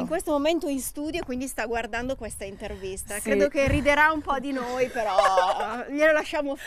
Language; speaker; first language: Italian; native; Italian